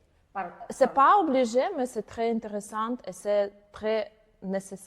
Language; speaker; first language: French; non-native, learner; Ukrainian